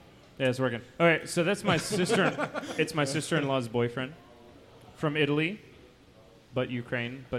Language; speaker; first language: English; native; English